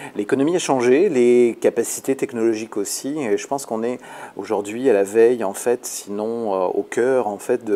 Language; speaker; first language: French; native; French